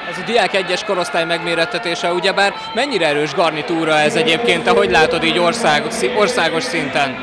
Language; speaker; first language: Hungarian; native; Hungarian